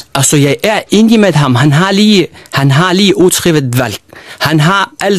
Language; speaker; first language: Danish; non-native, fluent; Arabic